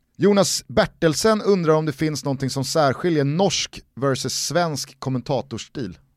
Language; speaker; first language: Swedish; native; Swedish